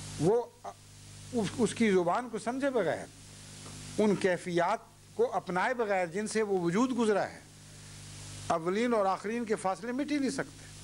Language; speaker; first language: Urdu; native; Urdu